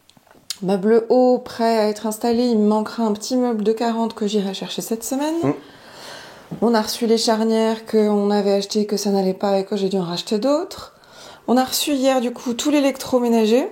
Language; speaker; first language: French; native; French